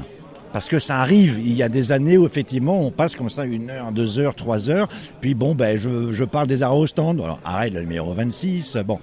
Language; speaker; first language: French; native; French